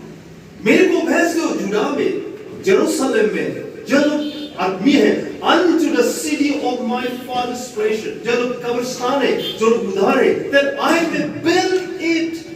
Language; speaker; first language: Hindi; non-native, local second language; Bodo